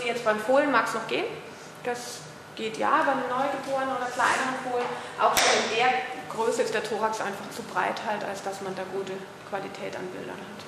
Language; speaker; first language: German; native; German